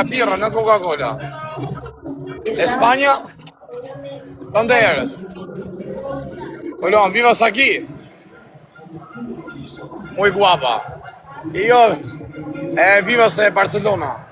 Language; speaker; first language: Spanish; non-native, learner; Albanian